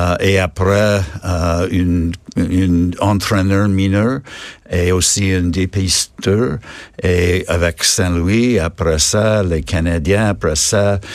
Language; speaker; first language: French; non-native, learner; English